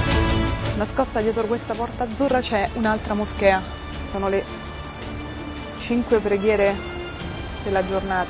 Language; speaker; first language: Italian; native; Italian